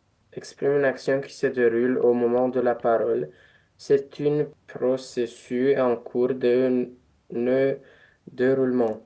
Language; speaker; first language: French; non-native, learner; Romanian